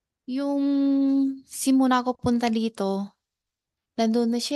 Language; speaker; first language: Filipino; non-native, learner; Chinese